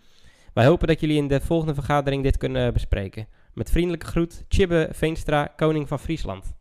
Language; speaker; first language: Dutch; native; Dutch